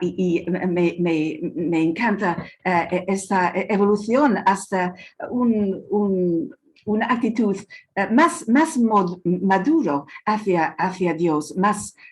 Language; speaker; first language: Spanish; non-native, fluent; English